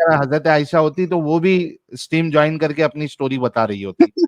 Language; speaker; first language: Hindi; native; Hindi